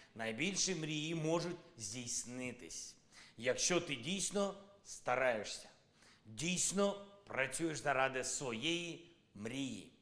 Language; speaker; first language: Ukrainian; non-native, local second language; Russian